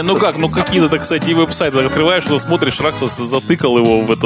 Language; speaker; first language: Russian; native; Russian